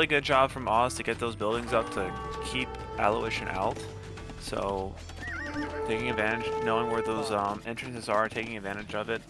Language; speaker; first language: English; native; English